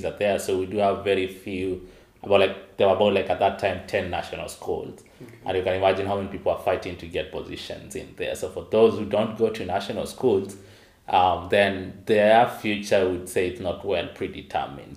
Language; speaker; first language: English; non-native, local second language; Kamba